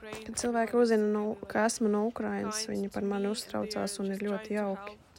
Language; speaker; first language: Latvian; non-native, fluent; Russian